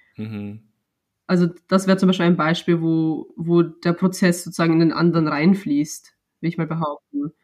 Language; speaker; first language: German; native; German